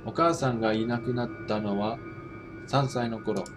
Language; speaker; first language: Japanese; non-native, learner; English